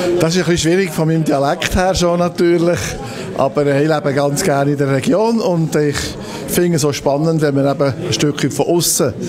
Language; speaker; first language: German; non-native, fluent; French